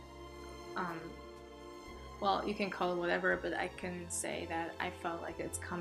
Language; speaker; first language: English; non-native, fluent; Polish